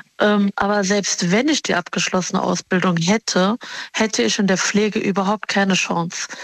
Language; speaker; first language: German; early bilingual, other home language; Arabic